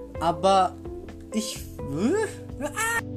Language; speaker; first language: German; non-native, learner; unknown